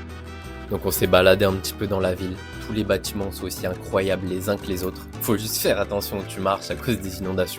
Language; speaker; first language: French; native; French